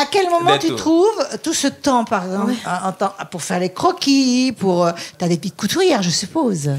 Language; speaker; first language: French; native; French